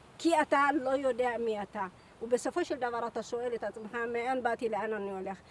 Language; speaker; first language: Hebrew; early bilingual, other home language; Amharic